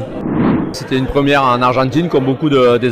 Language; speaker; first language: French; native; French